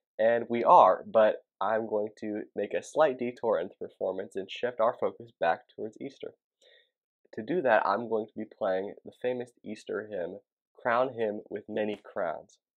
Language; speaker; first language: English; native; English